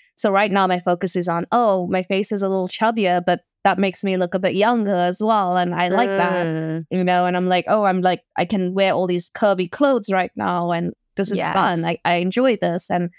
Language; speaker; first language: English; native; English